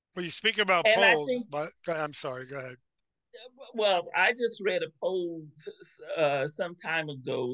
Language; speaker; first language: English; native; English